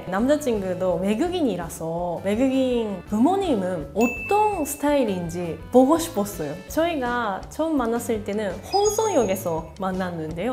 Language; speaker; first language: Korean; non-native, learner; Japanese